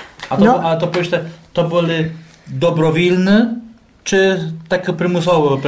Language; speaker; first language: Polish; non-native, local second language; Rusyn